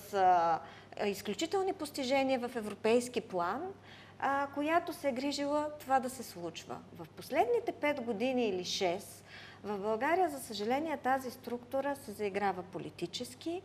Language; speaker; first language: Bulgarian; native; Bulgarian